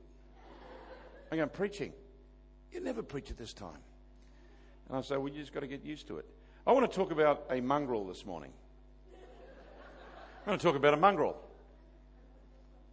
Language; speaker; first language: English; native; English